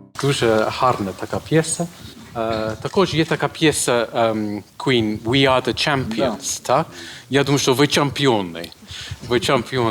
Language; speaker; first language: Ukrainian; non-native, fluent; English